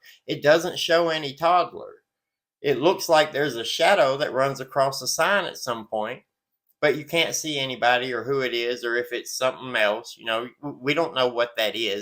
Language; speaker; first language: English; native; English